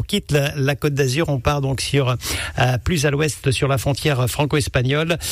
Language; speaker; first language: French; native; French